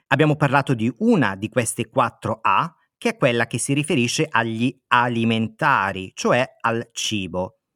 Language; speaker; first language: Italian; native; Italian